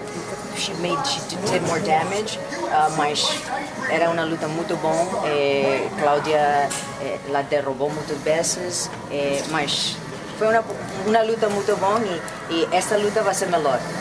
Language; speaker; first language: Portuguese; non-native, learner; Spanish